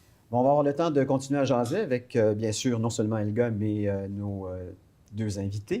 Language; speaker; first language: French; native; French